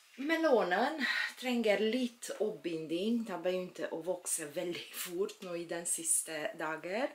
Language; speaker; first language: Swedish; non-native, learner; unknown